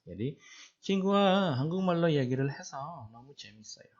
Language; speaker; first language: Korean; non-native, fluent; Indonesian